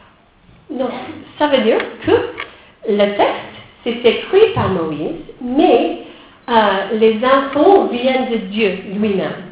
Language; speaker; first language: French; non-native, fluent; English